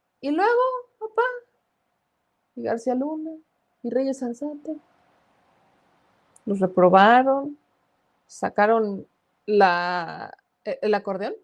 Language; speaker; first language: Spanish; native; Spanish